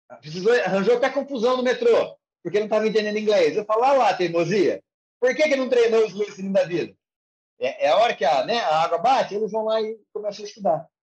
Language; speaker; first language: Portuguese; native; Portuguese